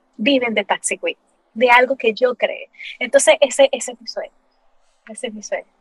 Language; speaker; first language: Spanish; native; Spanish